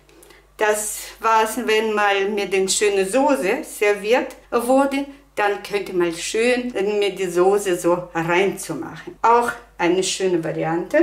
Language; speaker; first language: German; non-native, fluent; Russian